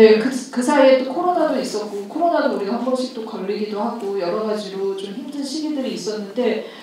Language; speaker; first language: Korean; native; Korean